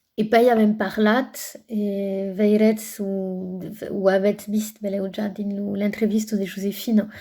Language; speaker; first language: Occitan; non-native, local second language; French